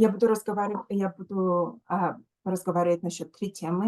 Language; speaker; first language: Russian; early bilingual, heritage; Russian